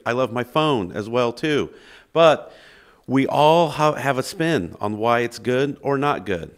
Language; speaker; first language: English; native; English